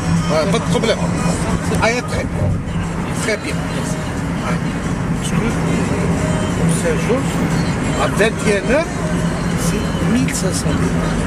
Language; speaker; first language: French; non-native, local second language; Arabic